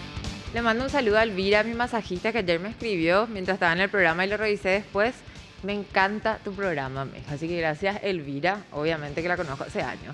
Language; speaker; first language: Spanish; native; Spanish